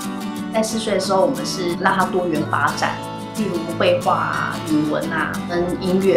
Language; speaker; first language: Chinese; native; Chinese